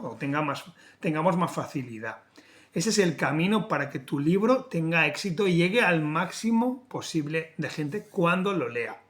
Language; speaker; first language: Spanish; native; Spanish